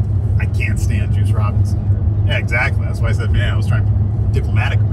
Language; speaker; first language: English; native; English